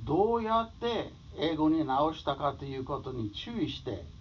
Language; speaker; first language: Japanese; non-native, fluent; English